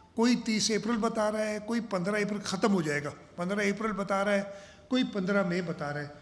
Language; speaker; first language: Urdu; non-native, local second language; Sindhi